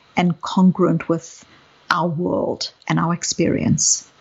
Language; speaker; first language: English; native; English